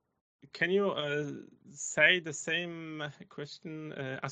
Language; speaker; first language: English; non-native, learner; Polish